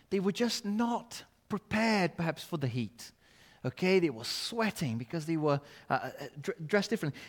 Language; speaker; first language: English; non-native, fluent; Portuguese